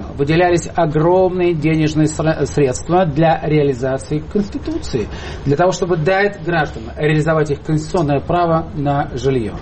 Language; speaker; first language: Russian; native; Russian